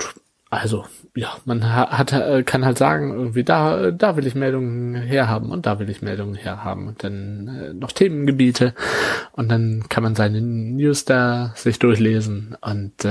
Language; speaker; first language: German; native; German